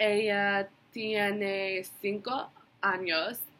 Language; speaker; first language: Spanish; non-native, learner; English